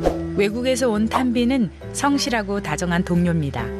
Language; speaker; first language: Korean; native; Korean